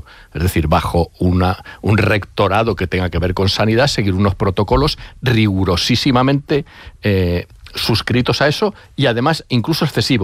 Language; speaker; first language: Spanish; native; Spanish